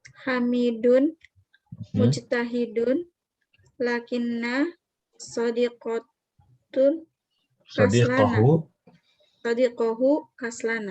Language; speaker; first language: Arabic; non-native, learner; Indonesian